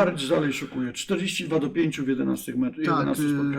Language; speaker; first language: Polish; native; Polish